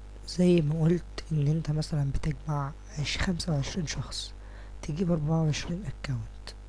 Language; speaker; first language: Arabic; native; Arabic